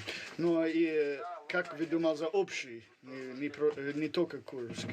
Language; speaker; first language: Russian; non-native, learner; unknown